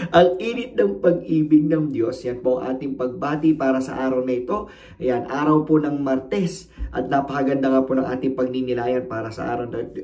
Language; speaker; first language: Filipino; native; Filipino